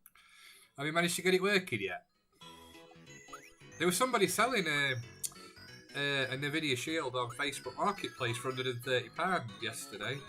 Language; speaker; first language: English; native; English